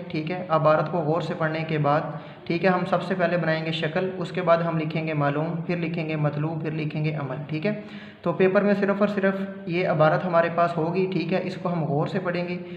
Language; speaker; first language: Urdu; non-native, local second language; Punjabi